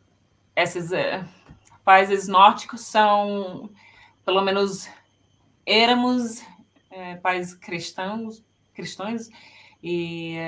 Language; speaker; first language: Portuguese; non-native, fluent; Finnish